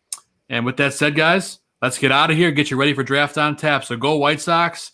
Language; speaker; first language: English; native; English